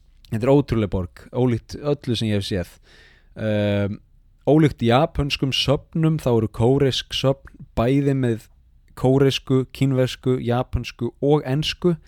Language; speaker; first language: Icelandic; native; Icelandic